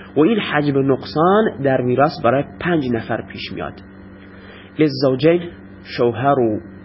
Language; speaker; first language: Persian; non-native, local second language; Baluchi